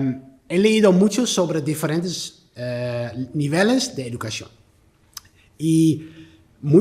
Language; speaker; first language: Spanish; non-native, learner; Dutch